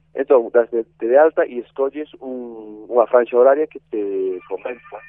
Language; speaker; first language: Galician; non-native, fluent; English